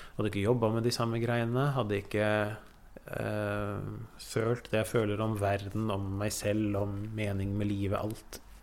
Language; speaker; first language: Norwegian; early bilingual, other home language; Persian